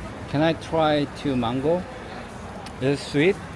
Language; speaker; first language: English; non-native, learner; Korean